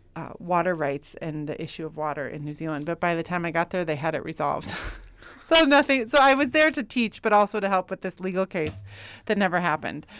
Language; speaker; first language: English; native; English